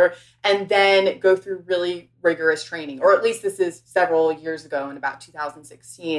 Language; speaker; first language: English; native; English